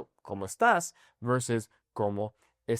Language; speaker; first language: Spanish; non-native, fluent; English